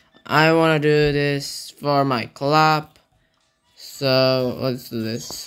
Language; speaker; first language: English; non-native, learner; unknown